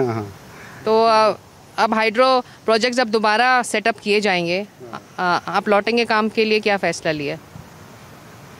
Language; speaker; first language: Hindi; native; Hindi